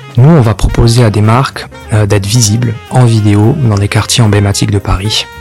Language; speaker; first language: French; native; French